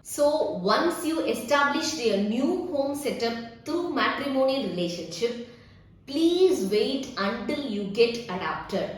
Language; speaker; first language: English; non-native, local second language; Tamil